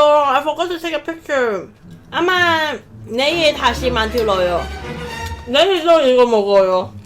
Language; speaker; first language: Korean; non-native, learner; Cantonese